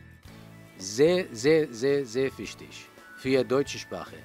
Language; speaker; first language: German; non-native, learner; Arabic